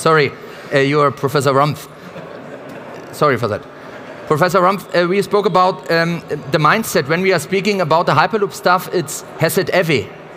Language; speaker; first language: English; non-native, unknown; German